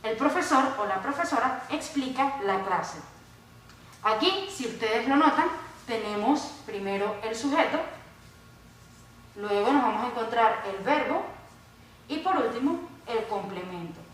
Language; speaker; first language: Spanish; native; Spanish